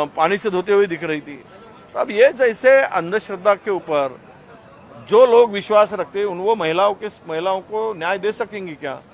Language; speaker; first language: Hindi; non-native, local second language; Marathi